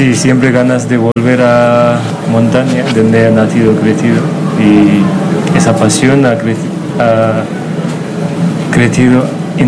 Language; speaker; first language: Spanish; non-native, learner; Nepali